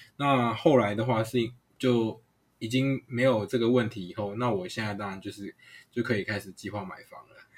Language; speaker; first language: Chinese; non-native, local second language; Hakka Chinese